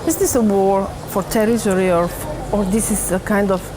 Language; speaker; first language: English; non-native, fluent; Macedonian